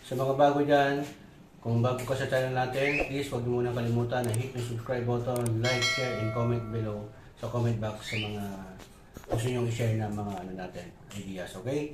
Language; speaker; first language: Filipino; native; Filipino